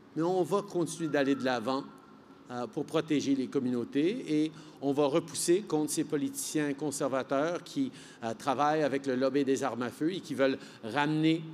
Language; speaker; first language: French; early bilingual, heritage; French